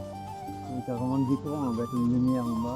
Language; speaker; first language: French; non-native, learner; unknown